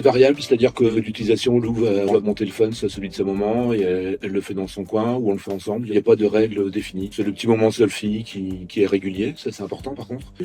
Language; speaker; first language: French; native; French